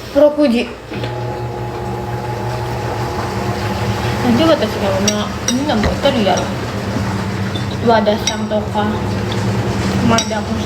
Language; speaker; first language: Japanese; non-native, learner; Indonesian